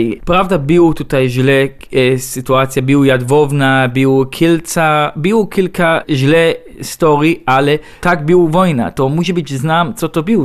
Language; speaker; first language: Polish; non-native, learner; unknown